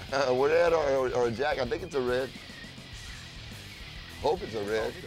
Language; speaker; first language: English; native; English